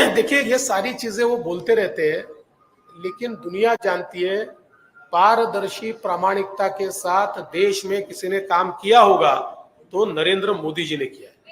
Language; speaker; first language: Hindi; non-native, local second language; Marathi